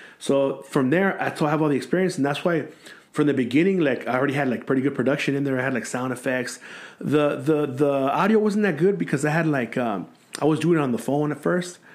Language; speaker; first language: English; native; English